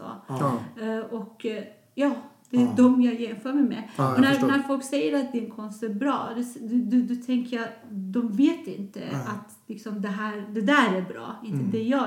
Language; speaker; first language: Swedish; non-native, fluent; Persian